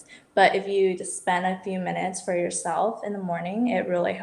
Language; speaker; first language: English; native; English